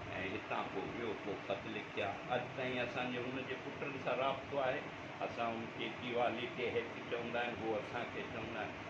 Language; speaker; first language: Sindhi; non-native, local second language; Urdu